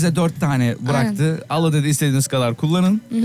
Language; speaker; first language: Turkish; native; Turkish